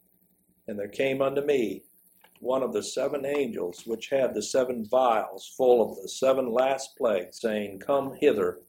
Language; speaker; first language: English; native; English